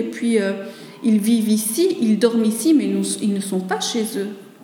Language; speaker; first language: French; native; French